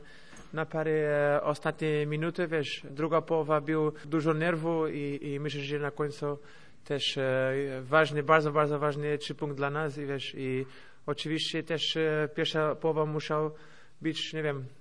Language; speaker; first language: Polish; non-native, fluent; Portuguese